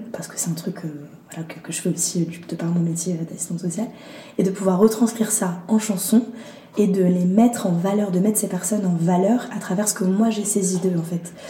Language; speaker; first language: French; early bilingual, other home language; Arabic